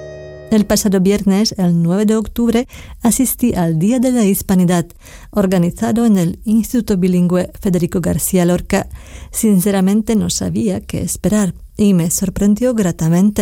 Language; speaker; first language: Spanish; non-native, fluent; Slovak